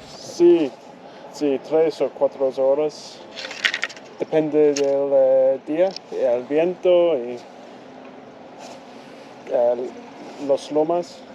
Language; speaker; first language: Spanish; non-native, learner; English